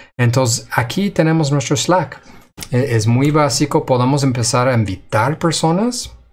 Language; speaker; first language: Spanish; non-native, fluent; English